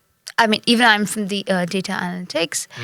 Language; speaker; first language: English; non-native, local second language; Tamil